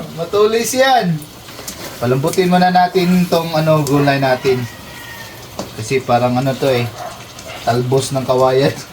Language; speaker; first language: Filipino; non-native, local second language; Cebuano